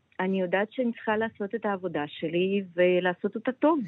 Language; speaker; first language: Hebrew; non-native, fluent; Russian